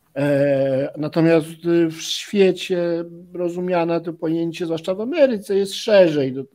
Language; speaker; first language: Polish; native; Polish